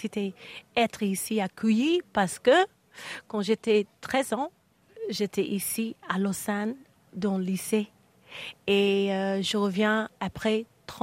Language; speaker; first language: French; non-native, learner; English